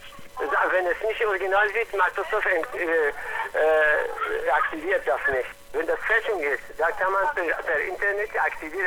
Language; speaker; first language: German; non-native, learner; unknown